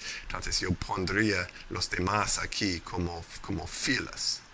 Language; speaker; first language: Spanish; non-native, fluent; English